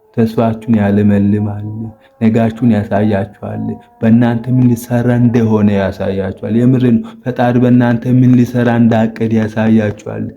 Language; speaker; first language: Amharic; native; Amharic